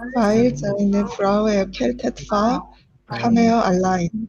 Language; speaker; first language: German; non-native, learner; Korean